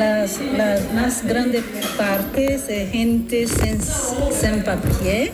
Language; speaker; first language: Spanish; non-native, learner; Italian